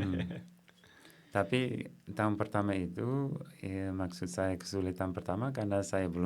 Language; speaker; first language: Indonesian; non-native, fluent; English